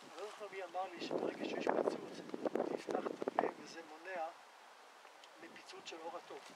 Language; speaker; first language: Hebrew; native; Hebrew